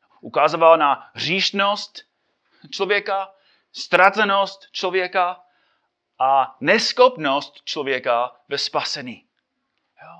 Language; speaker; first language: Czech; non-native, fluent; English